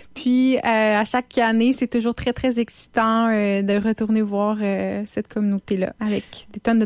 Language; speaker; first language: French; native; French